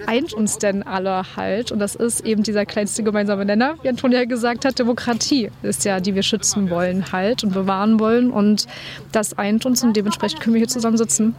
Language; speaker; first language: German; native; German